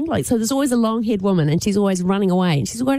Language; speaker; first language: English; native; English